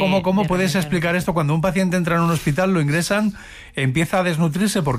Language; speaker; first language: Spanish; native; Spanish